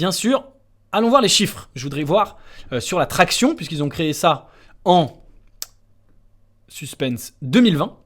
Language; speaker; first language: French; native; French